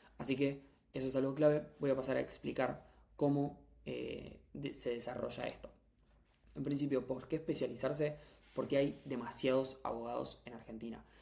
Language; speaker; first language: Spanish; native; Spanish